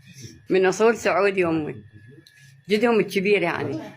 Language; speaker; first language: Arabic; native; Arabic